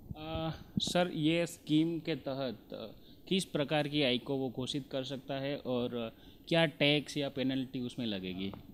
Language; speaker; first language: Hindi; non-native, local second language; Gujarati